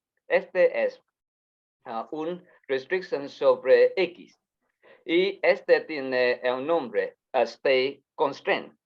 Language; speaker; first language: Spanish; non-native, learner; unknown